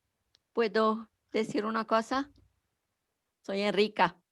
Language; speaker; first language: Spanish; non-native, fluent; Italian